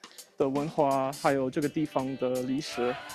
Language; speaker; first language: Chinese; non-native, learner; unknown